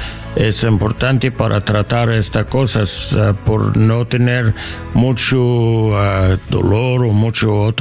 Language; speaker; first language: Spanish; non-native, learner; English